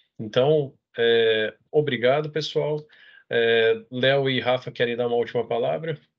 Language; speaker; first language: Portuguese; native; Portuguese